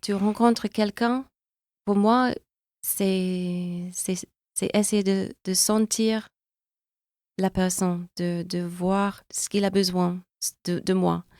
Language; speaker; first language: French; non-native, fluent; English